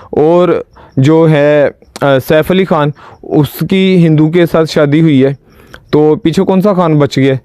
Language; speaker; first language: Urdu; non-native, local second language; Punjabi